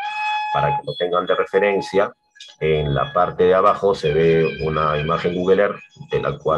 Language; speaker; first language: Spanish; native; Spanish